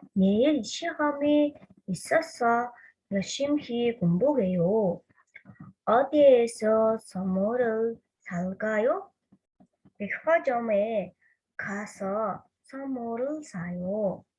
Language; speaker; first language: Korean; non-native, fluent; Mongolian